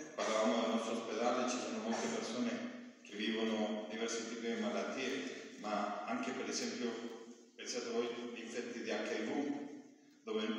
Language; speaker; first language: Italian; non-native, fluent; Spanish